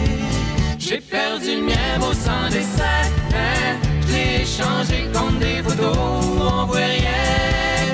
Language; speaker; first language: French; native; French